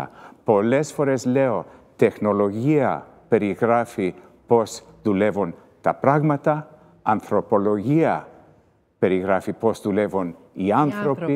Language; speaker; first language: Greek; early bilingual, heritage; Greek